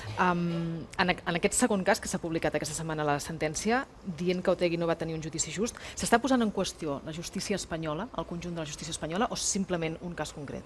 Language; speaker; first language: Catalan; native; Catalan